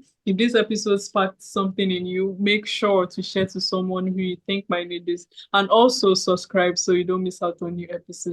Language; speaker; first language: English; native; English